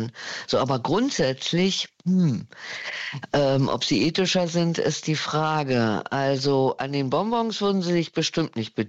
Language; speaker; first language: German; native; German